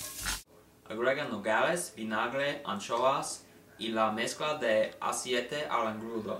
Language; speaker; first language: Spanish; non-native, learner; English